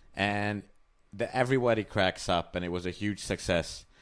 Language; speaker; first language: English; non-native, fluent; Hungarian